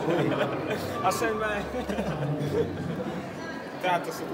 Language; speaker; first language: Arabic; native; Arabic